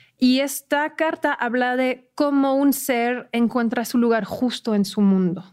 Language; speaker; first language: Spanish; non-native, fluent; French